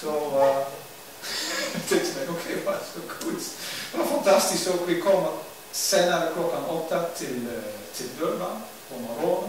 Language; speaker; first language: Swedish; non-native, learner; Dutch